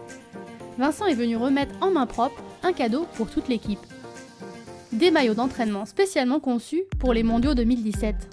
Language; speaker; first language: French; native; French